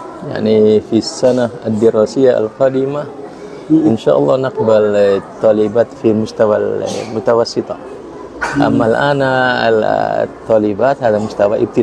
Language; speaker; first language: Arabic; non-native, fluent; Indonesian